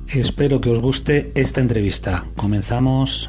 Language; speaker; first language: Spanish; native; Spanish